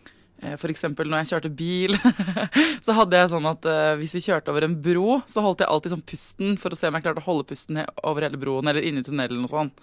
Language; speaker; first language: Norwegian; native; Norwegian